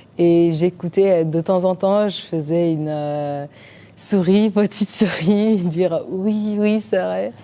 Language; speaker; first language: French; non-native, fluent; Persian